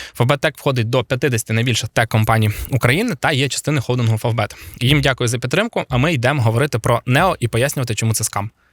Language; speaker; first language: Ukrainian; non-native, local second language; Russian